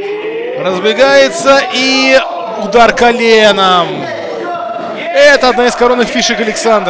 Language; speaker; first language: Russian; native; Russian